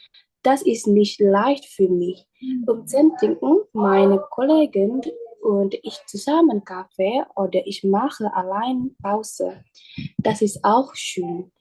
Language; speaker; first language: German; non-native, learner; Indonesian